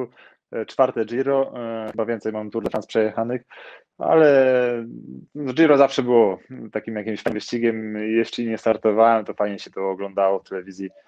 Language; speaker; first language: Polish; native; Polish